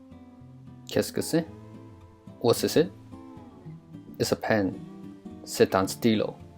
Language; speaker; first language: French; non-native, fluent; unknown